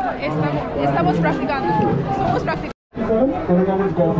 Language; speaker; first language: Spanish; non-native, learner; Bangla